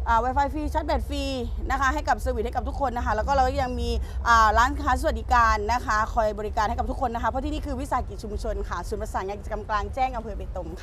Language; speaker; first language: Thai; native; Thai